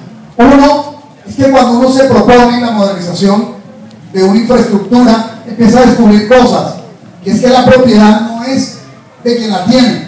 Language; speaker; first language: Spanish; native; Spanish